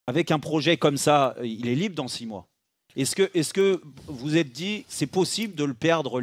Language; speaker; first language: French; native; French